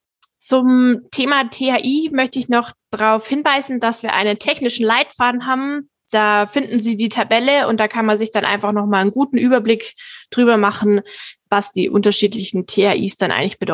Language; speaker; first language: German; native; German